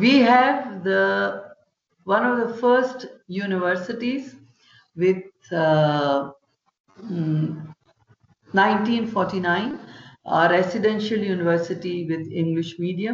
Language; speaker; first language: English; non-native, local second language; Gujarati